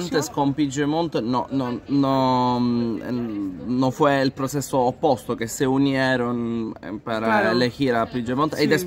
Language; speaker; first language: Spanish; non-native, learner; Italian